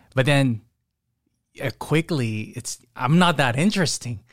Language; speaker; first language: English; non-native, local second language; Pampanga